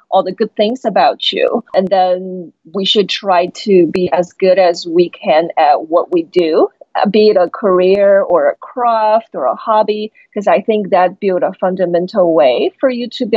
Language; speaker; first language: English; non-native, fluent; Chinese